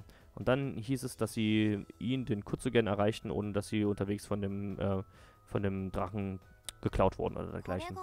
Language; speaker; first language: German; native; German